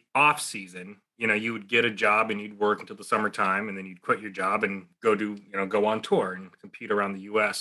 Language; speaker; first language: English; native; English